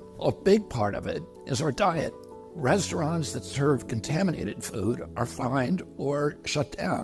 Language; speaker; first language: English; native; English